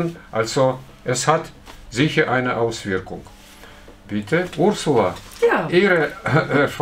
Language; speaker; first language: German; non-native, fluent; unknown